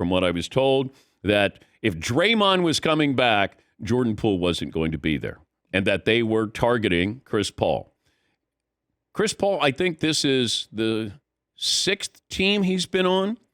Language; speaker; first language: English; native; English